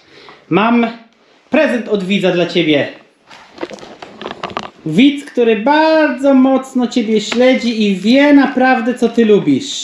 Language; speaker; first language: Polish; native; Polish